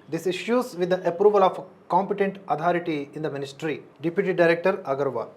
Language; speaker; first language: English; non-native, local second language; Telugu